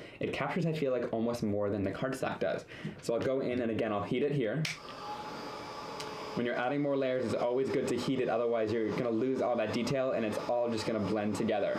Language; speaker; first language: English; native; English